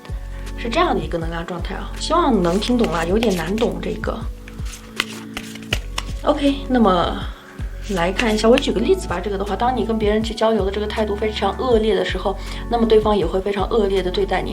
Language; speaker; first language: Chinese; native; Chinese